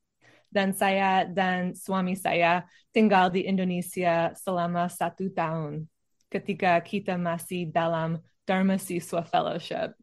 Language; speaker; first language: Indonesian; non-native, learner; English